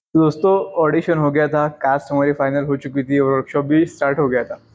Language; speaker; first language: Hindi; non-native, local second language; Marathi